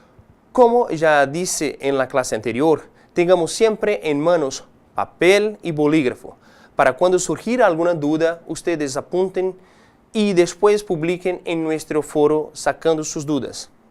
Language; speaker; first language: Spanish; non-native, fluent; Portuguese